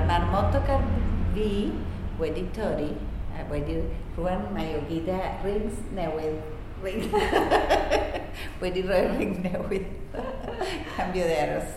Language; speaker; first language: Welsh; non-native, local second language; Spanish